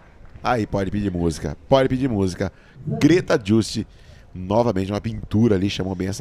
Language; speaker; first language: Portuguese; native; Portuguese